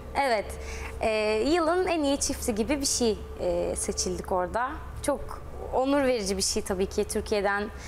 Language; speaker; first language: Turkish; native; Turkish